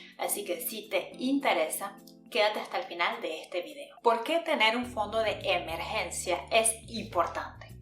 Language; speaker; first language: Spanish; native; Spanish